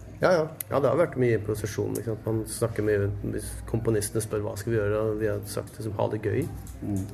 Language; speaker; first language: Norwegian; native; Norwegian